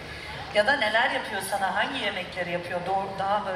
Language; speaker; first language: Turkish; native; Turkish